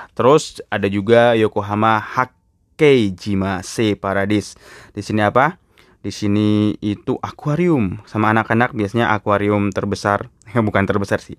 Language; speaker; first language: Indonesian; native; Indonesian